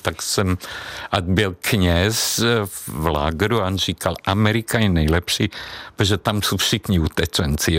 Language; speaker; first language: Czech; non-native, fluent; Hungarian